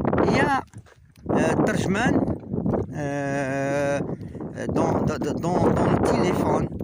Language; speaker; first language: French; non-native, learner; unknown